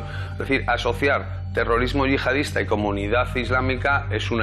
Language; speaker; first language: Spanish; native; Spanish